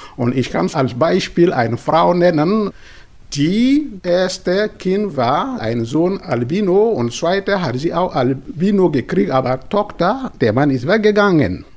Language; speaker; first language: German; non-native, learner; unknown